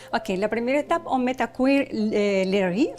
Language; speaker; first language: French; non-native, learner; Spanish